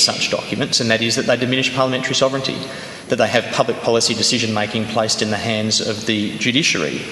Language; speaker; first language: English; native; English